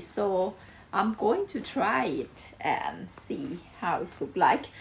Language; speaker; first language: English; non-native, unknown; Thai